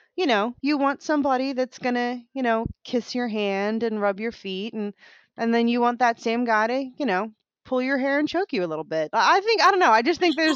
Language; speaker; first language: English; native; English